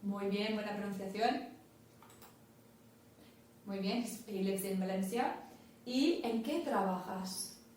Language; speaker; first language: Spanish; non-native, fluent; English